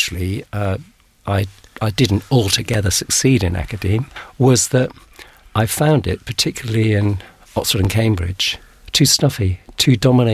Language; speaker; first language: English; native; English